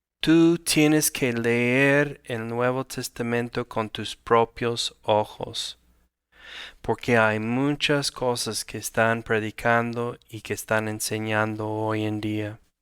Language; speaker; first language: Spanish; non-native, fluent; English